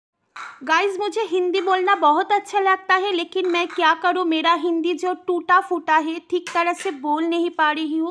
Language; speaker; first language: Hindi; non-native, local second language; Bangla